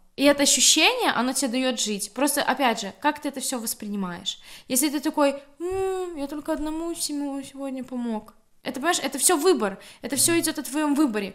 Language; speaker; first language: Russian; native; Russian